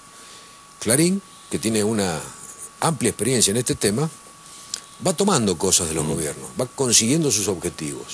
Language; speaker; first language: Spanish; native; Spanish